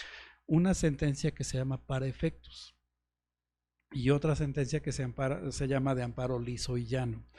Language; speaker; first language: Spanish; native; Spanish